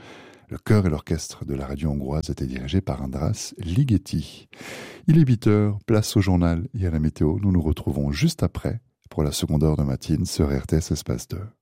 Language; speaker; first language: French; native; French